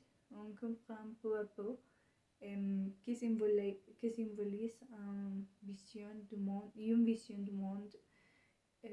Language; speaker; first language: French; non-native, learner; Spanish